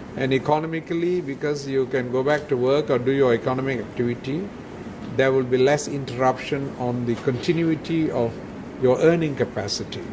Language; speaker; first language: English; non-native, local second language; Malay